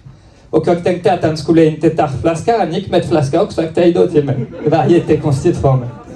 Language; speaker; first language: Swedish; non-native, learner; French